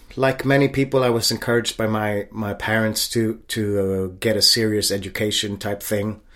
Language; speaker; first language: English; non-native, fluent; Swedish